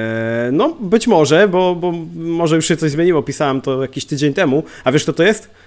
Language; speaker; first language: Polish; native; Polish